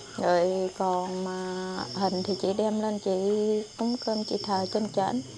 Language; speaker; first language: Vietnamese; native; Vietnamese